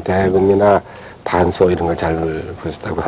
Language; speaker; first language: Korean; native; Korean